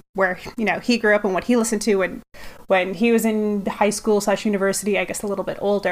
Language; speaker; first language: English; native; English